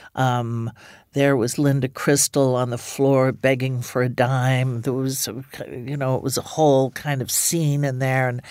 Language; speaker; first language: English; native; English